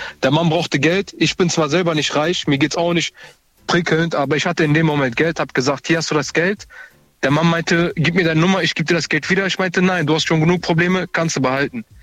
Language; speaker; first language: German; early bilingual, other home language; Turkish